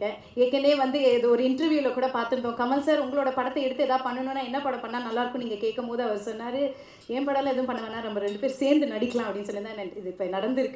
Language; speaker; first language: Tamil; native; Tamil